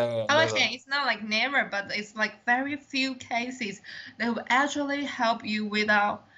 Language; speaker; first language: English; non-native, fluent; Chinese